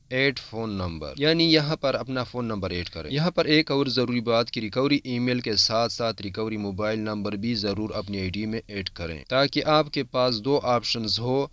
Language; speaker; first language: Urdu; non-native, local second language; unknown